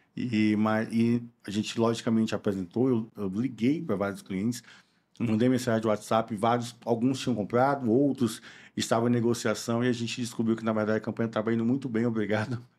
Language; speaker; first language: Portuguese; native; Portuguese